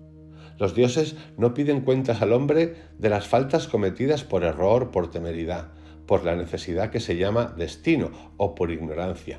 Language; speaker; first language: Spanish; native; Spanish